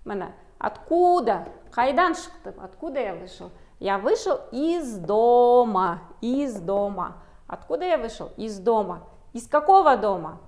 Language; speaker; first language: Russian; non-native, local second language; Kazakh